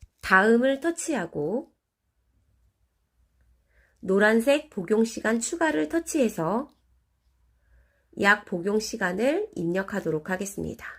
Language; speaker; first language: Korean; native; Korean